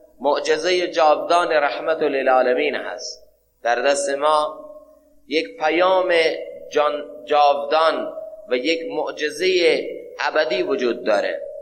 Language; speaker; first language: Persian; non-native, local second language; Central Kurdish